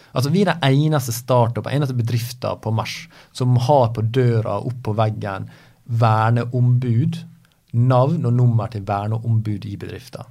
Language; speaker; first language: Norwegian; native; Norwegian